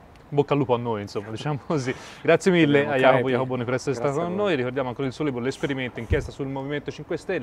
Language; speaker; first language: Italian; native; Italian